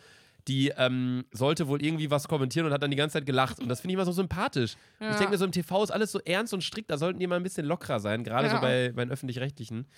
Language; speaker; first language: German; native; German